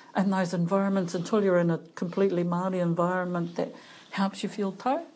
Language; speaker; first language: English; native; English